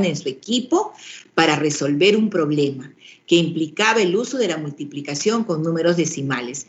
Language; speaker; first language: Spanish; native; Spanish